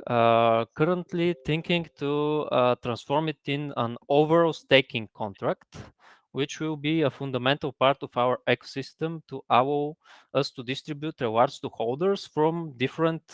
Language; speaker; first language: English; non-native, fluent; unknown